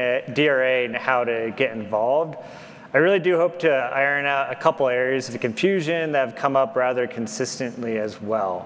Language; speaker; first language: English; native; English